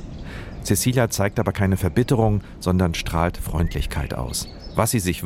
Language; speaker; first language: German; native; German